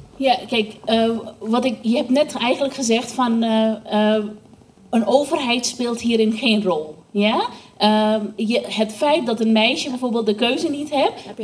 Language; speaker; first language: Dutch; non-native, fluent; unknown